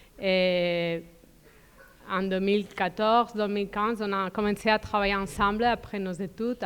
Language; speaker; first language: French; non-native, fluent; Spanish